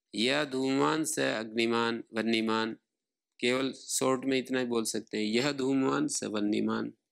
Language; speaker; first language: Hindi; native; Hindi